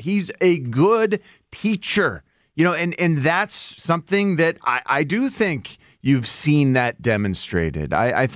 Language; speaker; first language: English; native; English